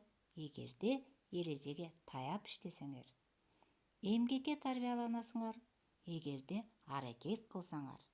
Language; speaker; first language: Kyrgyz; native; Kyrgyz